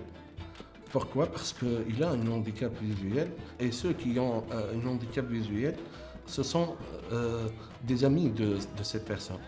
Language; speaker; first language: French; non-native, local second language; Arabic